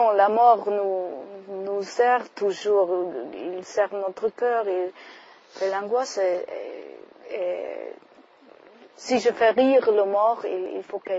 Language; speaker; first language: French; non-native, fluent; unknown